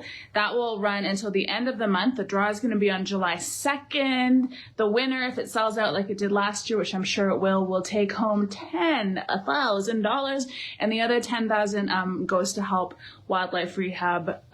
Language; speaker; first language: English; native; English